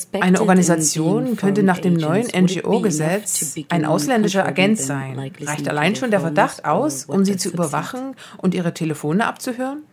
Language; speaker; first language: German; native; German